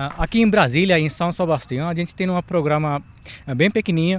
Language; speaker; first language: Portuguese; non-native, fluent; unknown